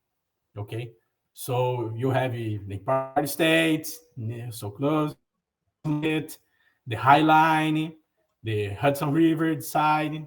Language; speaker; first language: English; non-native, learner; Portuguese